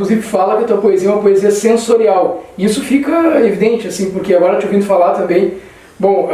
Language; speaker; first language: Portuguese; native; Portuguese